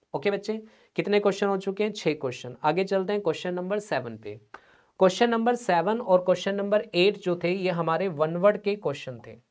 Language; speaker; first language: Hindi; non-native, local second language; Punjabi